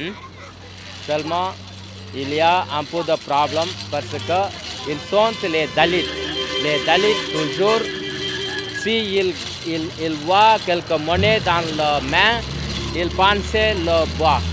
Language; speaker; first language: French; non-native, learner; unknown